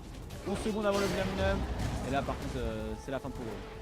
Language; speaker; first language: French; native; French